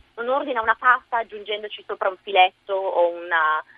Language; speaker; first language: Italian; native; Italian